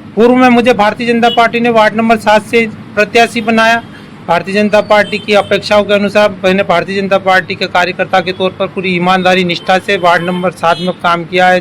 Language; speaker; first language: Hindi; native; Hindi